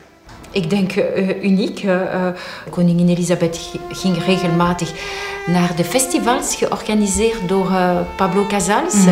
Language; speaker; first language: Dutch; non-native, local second language; French